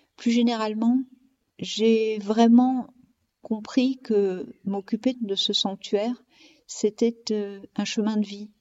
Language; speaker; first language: French; native; French